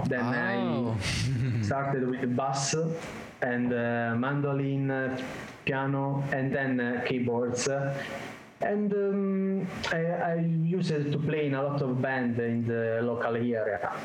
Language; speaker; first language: English; non-native, learner; Italian